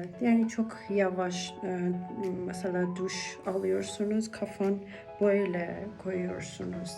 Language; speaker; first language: Turkish; non-native, learner; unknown